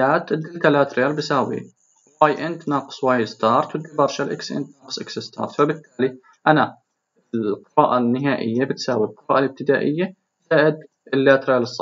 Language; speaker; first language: Arabic; native; Arabic